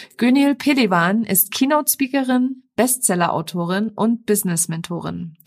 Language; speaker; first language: German; native; German